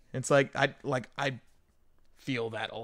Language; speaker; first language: English; native; English